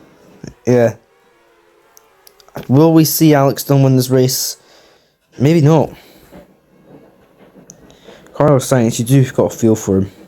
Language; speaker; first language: English; native; English